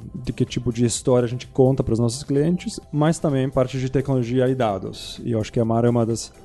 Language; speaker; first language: Portuguese; non-native, fluent; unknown